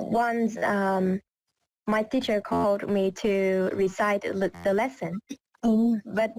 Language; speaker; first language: English; non-native, learner; Vietnamese